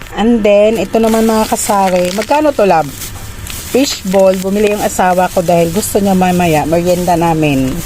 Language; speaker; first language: Filipino; non-native, local second language; Cebuano